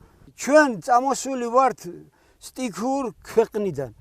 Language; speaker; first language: Georgian; native; Georgian